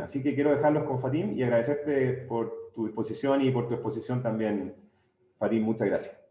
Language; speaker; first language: Spanish; native; Spanish